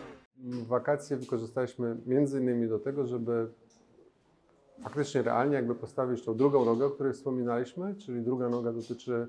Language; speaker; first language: Polish; native; Polish